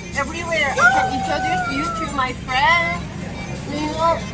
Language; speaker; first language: English; non-native, learner; Japanese